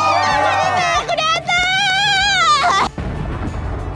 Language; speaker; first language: Indonesian; native; Indonesian